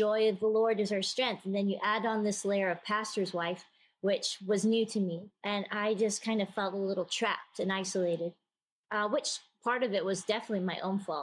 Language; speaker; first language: English; native; English